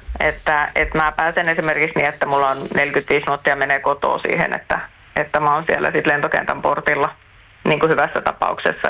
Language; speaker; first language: Finnish; early bilingual, heritage; Finnish